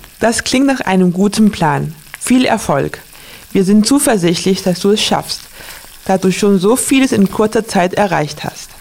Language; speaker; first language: German; native; German